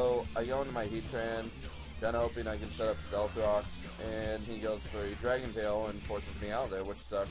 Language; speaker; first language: English; native; English